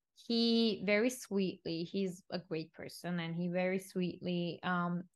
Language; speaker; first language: English; non-native, fluent; Turkish